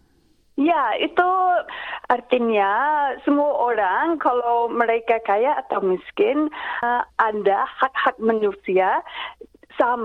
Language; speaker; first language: Indonesian; non-native, fluent; English